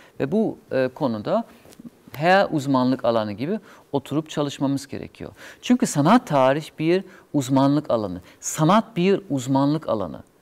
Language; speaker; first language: Turkish; non-native, fluent; German